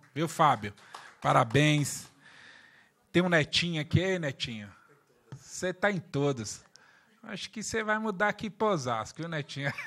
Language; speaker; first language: Portuguese; native; Portuguese